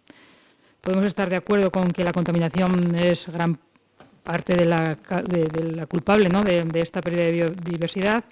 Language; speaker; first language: Spanish; native; Spanish